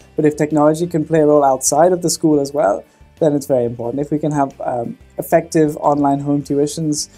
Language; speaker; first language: English; native; English